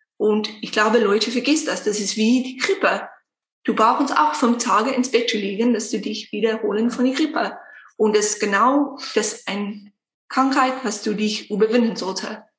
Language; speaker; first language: German; non-native, fluent; Afrikaans